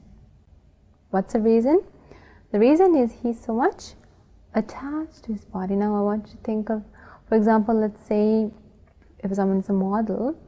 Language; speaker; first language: English; non-native, local second language; Sinhala